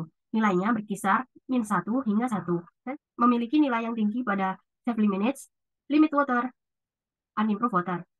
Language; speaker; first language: Indonesian; native; Indonesian